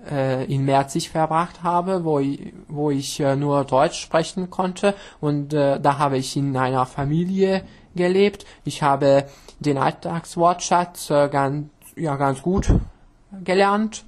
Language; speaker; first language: German; non-native, fluent; Hungarian